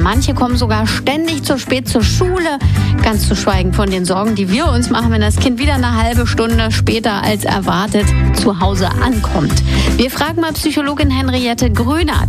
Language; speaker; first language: German; native; German